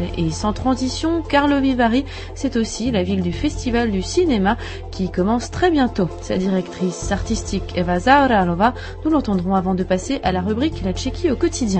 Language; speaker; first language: French; native; French